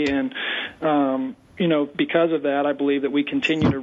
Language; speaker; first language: English; native; English